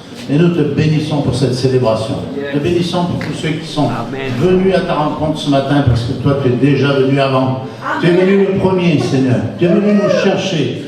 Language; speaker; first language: French; native; French